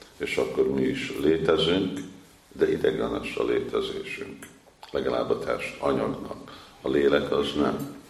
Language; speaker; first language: Hungarian; early bilingual, heritage; Hungarian